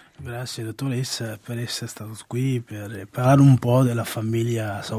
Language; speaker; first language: Italian; non-native, fluent; Portuguese